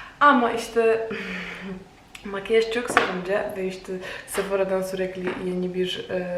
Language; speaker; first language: Turkish; non-native, fluent; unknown